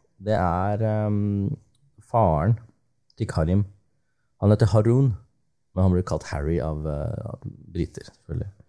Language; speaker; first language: Norwegian; early bilingual, other home language; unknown